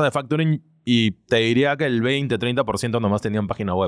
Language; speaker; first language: Spanish; native; Spanish